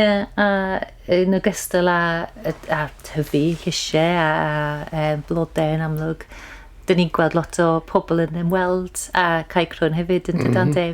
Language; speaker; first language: Welsh; native; Welsh